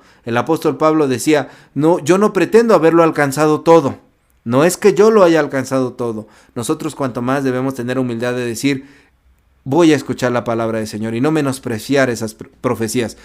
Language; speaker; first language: Spanish; native; Spanish